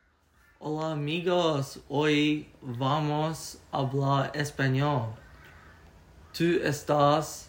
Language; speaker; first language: Spanish; non-native, learner; English